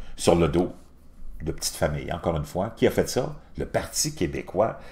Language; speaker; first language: French; native; French